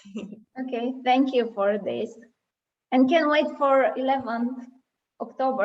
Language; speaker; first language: English; non-native, fluent; Romanian